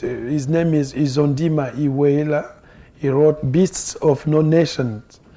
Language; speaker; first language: English; non-native, fluent; Lingala